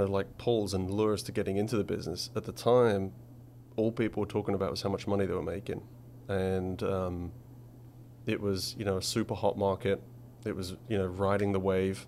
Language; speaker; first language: English; native; English